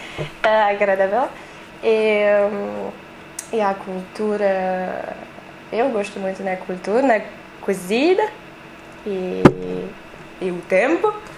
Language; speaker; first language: Portuguese; early bilingual, heritage; French